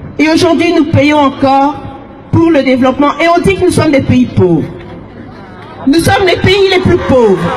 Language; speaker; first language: French; early bilingual, other home language; Lingala